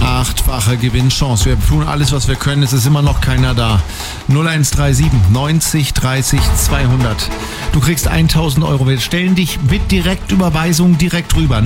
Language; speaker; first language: German; native; German